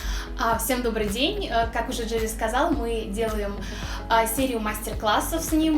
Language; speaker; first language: Russian; native; Russian